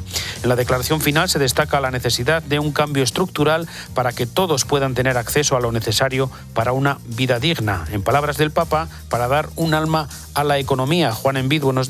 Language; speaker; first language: Spanish; native; Spanish